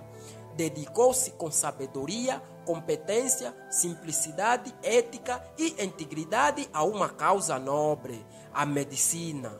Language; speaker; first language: Portuguese; native; Portuguese